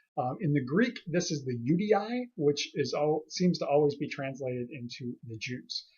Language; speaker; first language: English; native; English